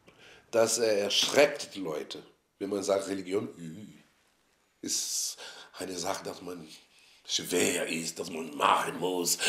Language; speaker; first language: German; non-native, fluent; Portuguese